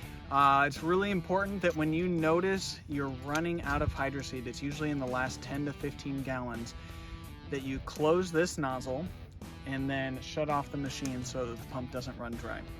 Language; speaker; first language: English; native; English